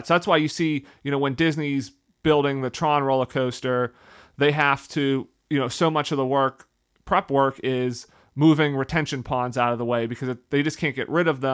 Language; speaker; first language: English; native; English